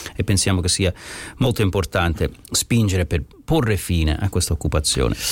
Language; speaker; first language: Italian; non-native, fluent; English